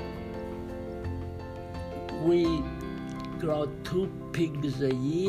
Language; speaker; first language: English; non-native, learner; Italian